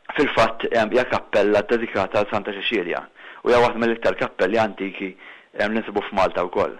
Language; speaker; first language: Maltese; native; Maltese